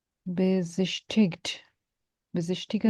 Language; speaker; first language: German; non-native, fluent; Urdu